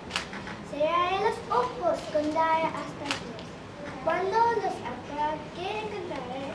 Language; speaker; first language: Spanish; non-native, learner; Cantonese